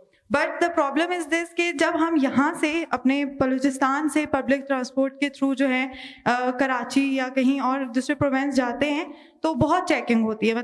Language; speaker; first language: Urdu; non-native, local second language; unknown